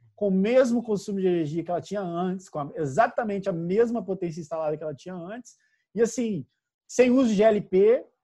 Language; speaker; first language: Portuguese; native; Portuguese